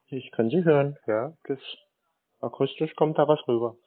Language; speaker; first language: German; native; German